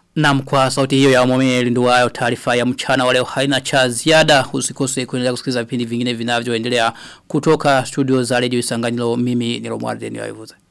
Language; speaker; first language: Swahili; non-native, local second language; Rundi